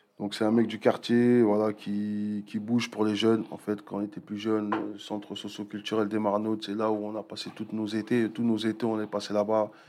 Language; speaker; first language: French; native; French